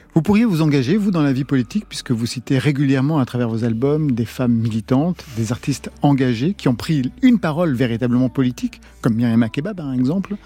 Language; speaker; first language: French; native; French